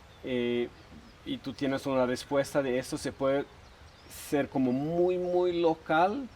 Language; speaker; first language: Spanish; non-native, fluent; Swedish